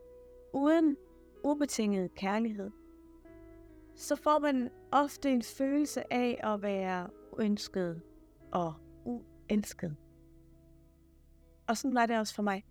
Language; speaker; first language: Danish; native; Danish